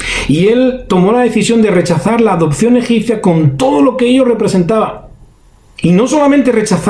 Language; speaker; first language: Spanish; native; Spanish